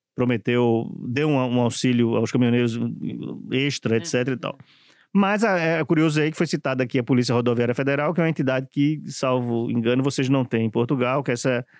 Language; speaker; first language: Portuguese; native; Portuguese